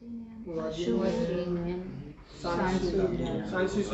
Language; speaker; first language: Chinese; non-native, learner; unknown